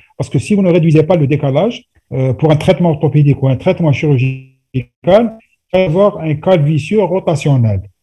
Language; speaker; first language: French; non-native, local second language; Arabic